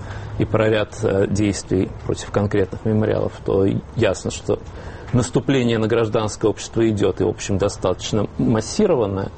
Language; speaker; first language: Russian; native; Russian